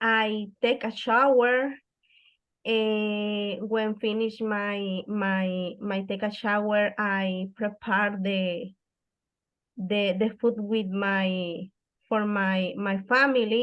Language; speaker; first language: English; non-native, learner; Spanish